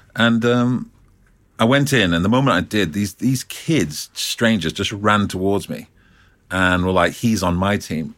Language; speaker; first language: English; native; English